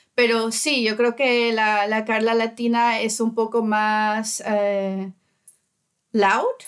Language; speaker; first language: Spanish; native; Spanish